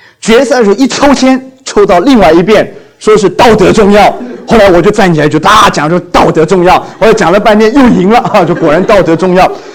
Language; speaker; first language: Chinese; non-native, local second language; Cantonese